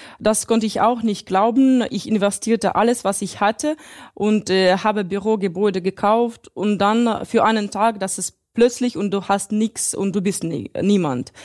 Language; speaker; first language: German; non-native, fluent; Russian